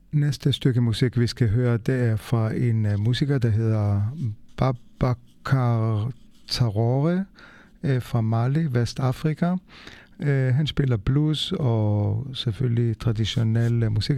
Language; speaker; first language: Danish; non-native, fluent; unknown